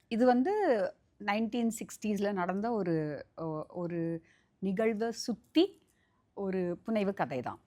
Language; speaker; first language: Tamil; native; Tamil